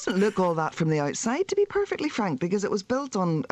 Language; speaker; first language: English; native; English